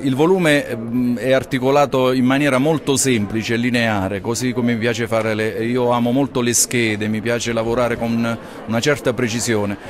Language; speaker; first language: Italian; native; Italian